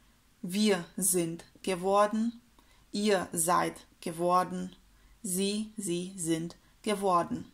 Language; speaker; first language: German; non-native, fluent; Romanian